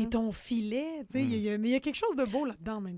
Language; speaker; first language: French; native; French